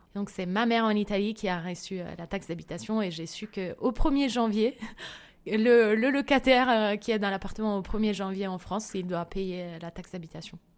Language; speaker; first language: French; non-native, fluent; Italian